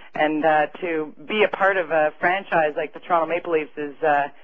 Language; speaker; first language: English; native; English